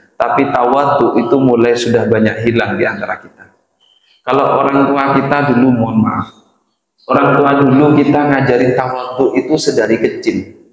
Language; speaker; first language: Indonesian; non-native, local second language; Madurese